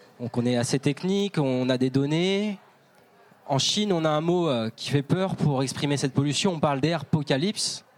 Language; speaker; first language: French; native; French